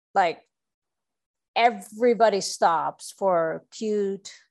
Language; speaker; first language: English; non-native, fluent; Czech